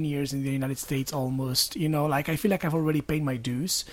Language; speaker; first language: English; non-native, fluent; Spanish